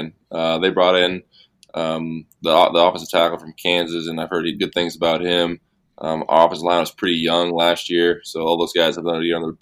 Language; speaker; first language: English; native; English